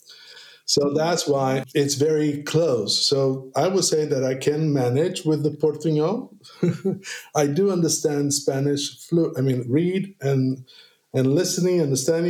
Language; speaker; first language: English; non-native, fluent; Portuguese